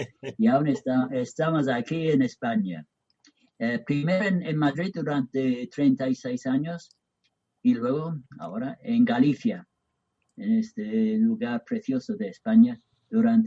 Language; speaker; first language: Spanish; non-native, fluent; English